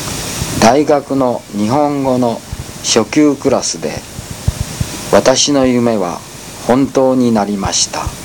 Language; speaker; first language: Japanese; non-native, learner; Spanish